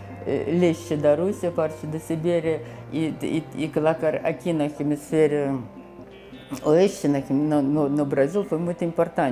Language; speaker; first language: Portuguese; non-native, fluent; Russian